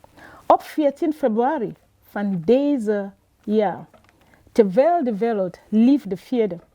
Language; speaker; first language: Dutch; non-native, fluent; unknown